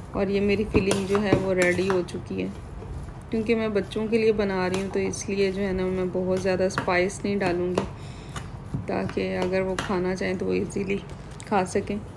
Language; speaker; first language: Urdu; native; Urdu